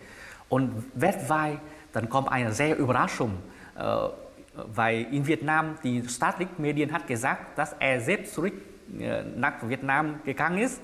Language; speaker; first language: German; non-native, learner; Vietnamese